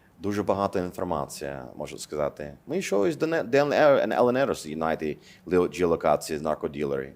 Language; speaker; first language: Ukrainian; non-native, learner; English